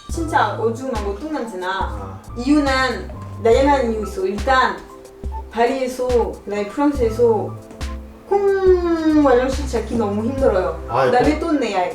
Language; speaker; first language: Korean; non-native, learner; French